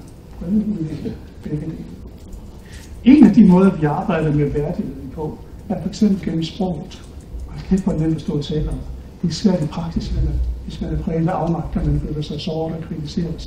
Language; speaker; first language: Danish; native; Danish